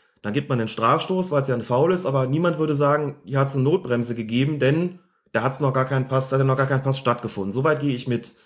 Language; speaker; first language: German; native; German